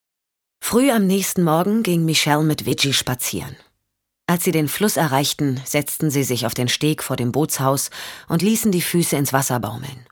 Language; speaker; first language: German; native; German